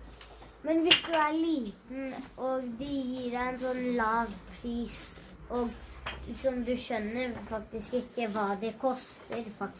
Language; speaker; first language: Norwegian; early bilingual, other home language; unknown